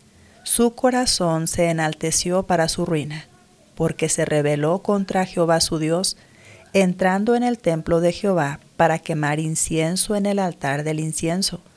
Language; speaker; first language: Spanish; native; Spanish